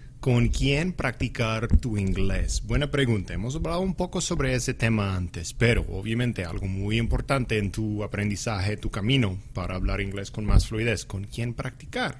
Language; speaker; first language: Spanish; non-native, fluent; English